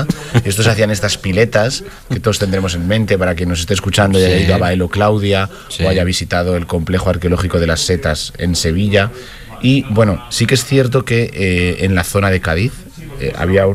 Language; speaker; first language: Spanish; native; Spanish